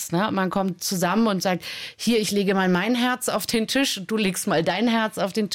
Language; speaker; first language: German; native; German